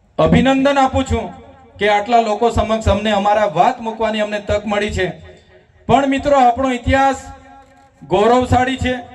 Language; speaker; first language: Gujarati; native; Gujarati